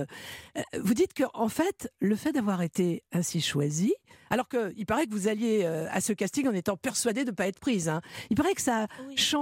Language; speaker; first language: French; native; French